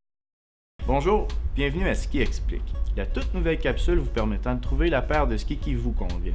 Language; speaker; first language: French; native; French